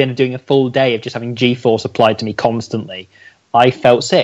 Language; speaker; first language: English; native; English